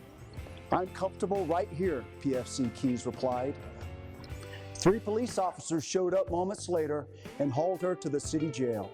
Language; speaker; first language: English; native; English